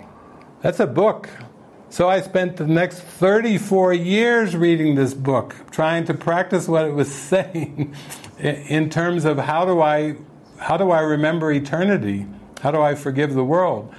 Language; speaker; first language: English; native; English